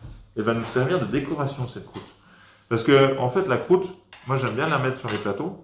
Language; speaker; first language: French; native; French